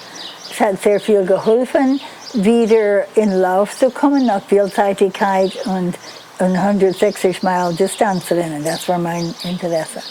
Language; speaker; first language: German; non-native, learner; English